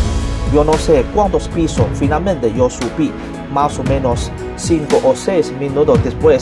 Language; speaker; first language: Spanish; non-native, learner; Chinese